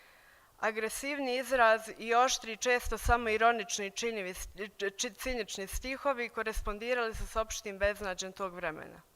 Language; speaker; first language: Bosnian; native; Bosnian